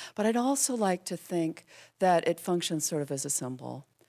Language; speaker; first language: English; native; English